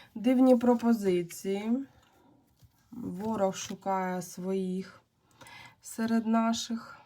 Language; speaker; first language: Ukrainian; non-native, local second language; Russian